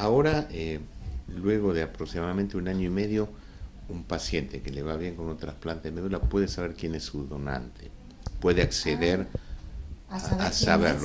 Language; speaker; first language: Spanish; native; Spanish